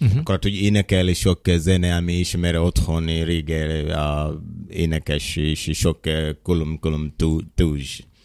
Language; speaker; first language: Hungarian; non-native, learner; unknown